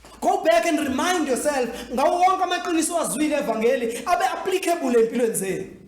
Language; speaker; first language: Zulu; native; Zulu